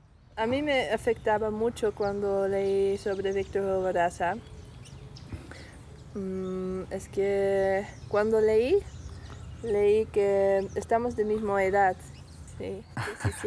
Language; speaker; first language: Spanish; non-native, learner; Dutch